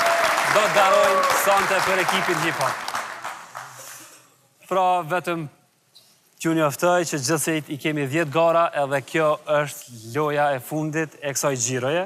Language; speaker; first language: Albanian; native; Albanian